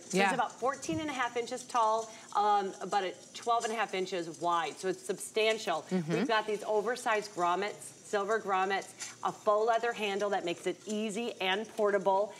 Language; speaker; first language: English; native; English